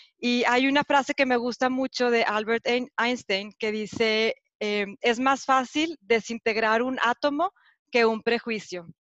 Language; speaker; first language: Spanish; native; Spanish